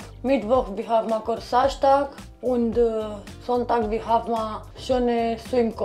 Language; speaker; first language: German; non-native, learner; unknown